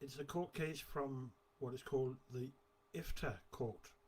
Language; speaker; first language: English; non-native, fluent; Danish